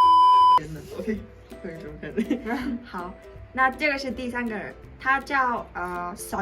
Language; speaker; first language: Chinese; non-native, fluent; Mongolian